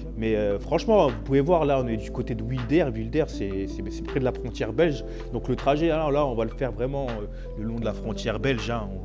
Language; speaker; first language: French; native; French